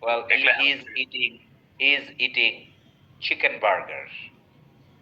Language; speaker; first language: English; non-native, fluent; Bangla